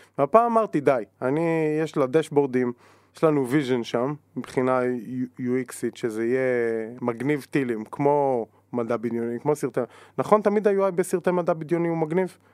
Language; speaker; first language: Hebrew; native; Hebrew